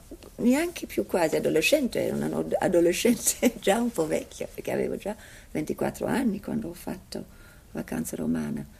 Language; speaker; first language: Italian; non-native, fluent; English